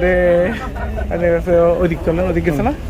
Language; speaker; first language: Korean; non-native, learner; Bangla